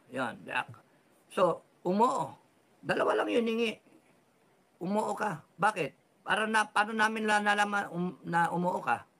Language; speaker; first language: Filipino; non-native, local second language; Cebuano